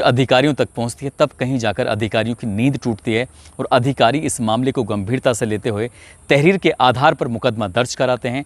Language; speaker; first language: Hindi; native; Hindi